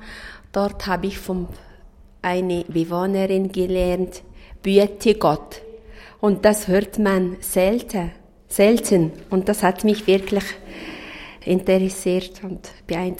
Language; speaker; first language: German; non-native, fluent; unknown